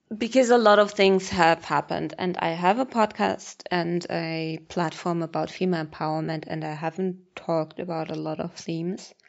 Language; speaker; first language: English; non-native, fluent; German